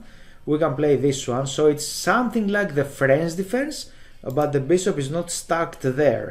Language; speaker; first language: English; non-native, fluent; Greek